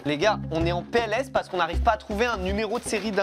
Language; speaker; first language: French; native; French